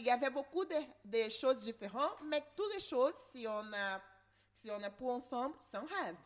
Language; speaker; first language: French; non-native, learner; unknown